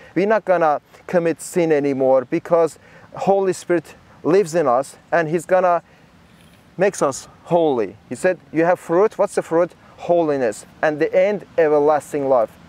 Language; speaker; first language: English; non-native, fluent; Persian